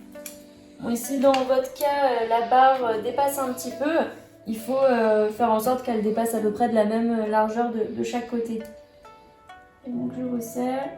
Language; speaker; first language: French; native; French